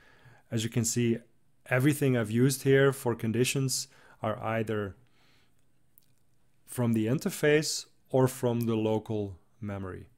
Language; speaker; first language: English; non-native, fluent; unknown